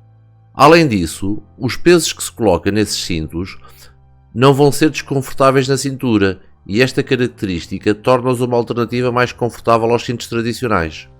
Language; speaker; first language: Portuguese; native; Portuguese